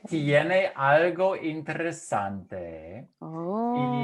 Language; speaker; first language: Spanish; non-native, fluent; English